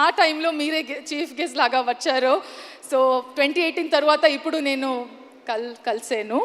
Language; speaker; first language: Telugu; non-native, learner; Kannada